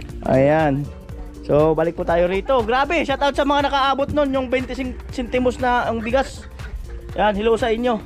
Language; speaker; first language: Filipino; native; Filipino